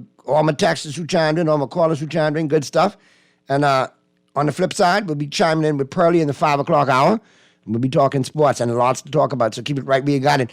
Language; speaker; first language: English; native; English